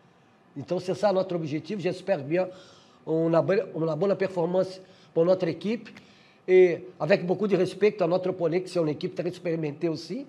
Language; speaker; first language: French; non-native, fluent; Portuguese